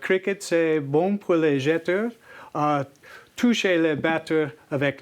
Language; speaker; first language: French; non-native, learner; English